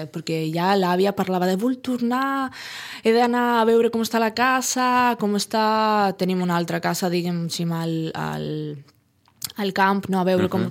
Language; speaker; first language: Catalan; non-native, fluent; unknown